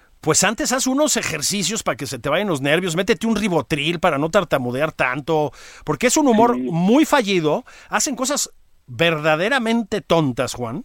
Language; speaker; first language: Spanish; native; Spanish